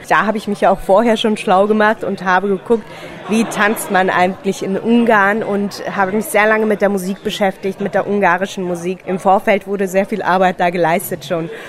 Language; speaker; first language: German; early bilingual, other home language; Turkish